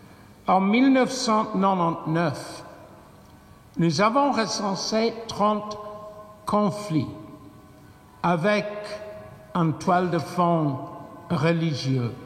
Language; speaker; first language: French; non-native, fluent; English